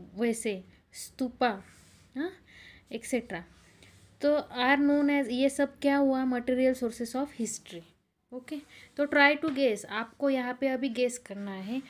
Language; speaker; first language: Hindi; non-native, local second language; Marathi